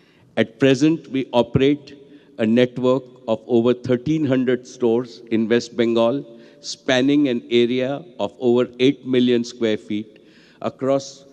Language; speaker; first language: English; non-native, local second language; Gujarati